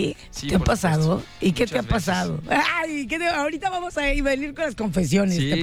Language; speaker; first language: Spanish; native; Spanish